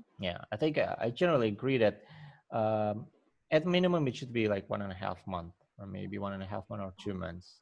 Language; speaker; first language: English; non-native, fluent; Indonesian